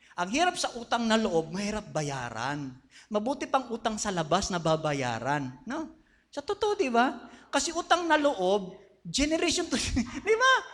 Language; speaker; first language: Filipino; non-native, fluent; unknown